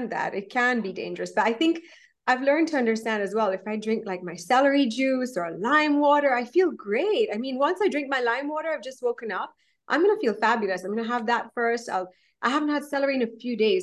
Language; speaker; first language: English; non-native, local second language; Gujarati